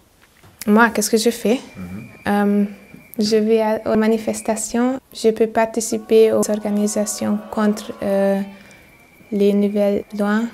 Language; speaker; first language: French; non-native, learner; Hungarian